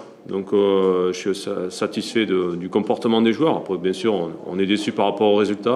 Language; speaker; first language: French; native; French